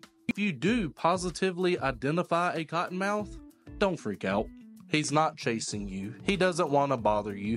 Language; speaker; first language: English; native; English